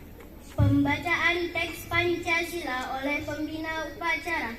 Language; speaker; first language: Indonesian; native; Indonesian